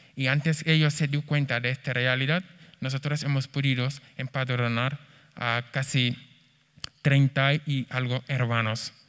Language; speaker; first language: Spanish; non-native, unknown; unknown